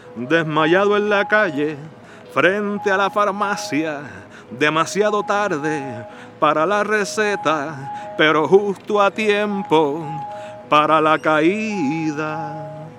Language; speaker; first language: Spanish; early bilingual, heritage; Spanish